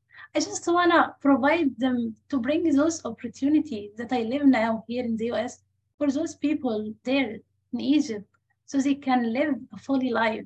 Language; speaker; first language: English; non-native, fluent; Arabic